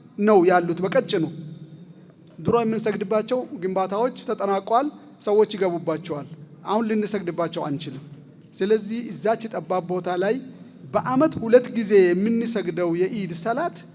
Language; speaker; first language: Amharic; native; Amharic